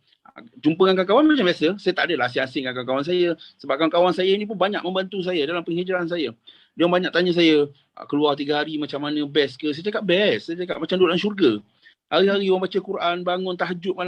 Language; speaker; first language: Indonesian; non-native, local second language; Malay